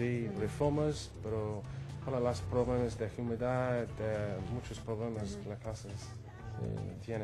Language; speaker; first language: Spanish; non-native, learner; English